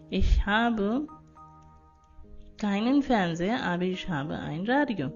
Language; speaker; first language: German; non-native, fluent; Hindi